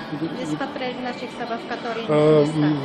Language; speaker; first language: Russian; non-native, learner; Czech